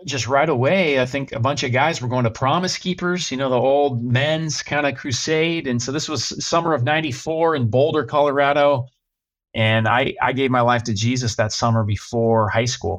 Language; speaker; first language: English; native; English